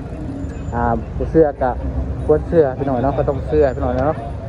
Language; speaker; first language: Thai; non-native, local second language; Lao